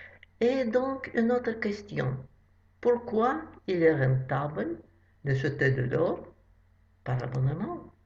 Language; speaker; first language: French; non-native, fluent; Russian